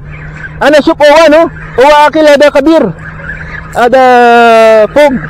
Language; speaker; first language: Arabic; non-native, learner; Filipino